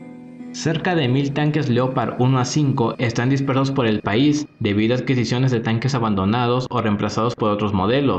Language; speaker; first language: Spanish; native; Spanish